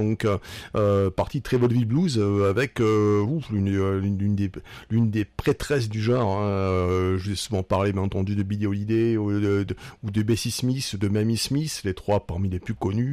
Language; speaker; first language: French; native; French